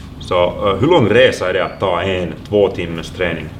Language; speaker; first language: Swedish; non-native, local second language; Finnish